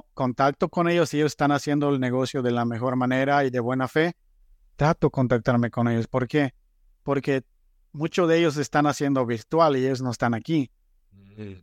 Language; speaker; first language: Spanish; native; Spanish